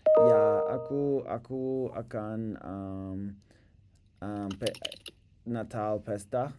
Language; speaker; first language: Indonesian; non-native, learner; English